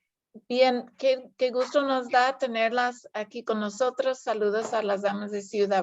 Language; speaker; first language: Spanish; non-native, fluent; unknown